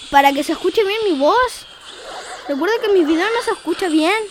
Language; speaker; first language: Spanish; native; Spanish